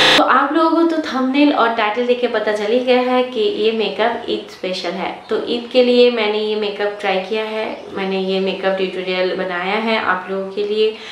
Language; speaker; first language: Hindi; non-native, local second language; Bangla